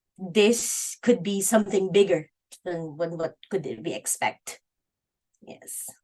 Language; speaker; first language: English; non-native, local second language; Filipino